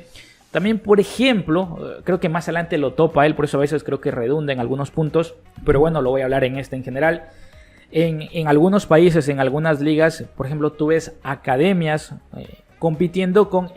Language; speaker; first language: Spanish; native; Spanish